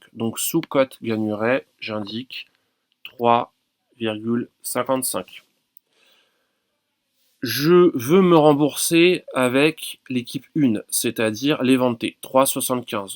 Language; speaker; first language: French; native; French